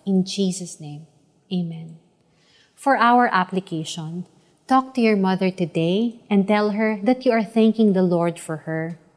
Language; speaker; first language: English; non-native, local second language; Filipino